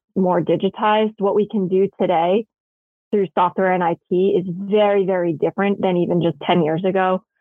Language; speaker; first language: English; native; English